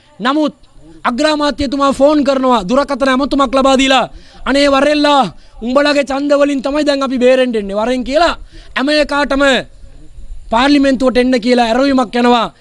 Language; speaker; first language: Sinhala; non-native, local second language; Tamil